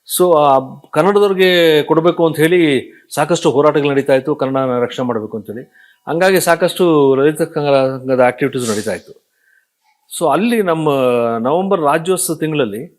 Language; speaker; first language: Kannada; native; Kannada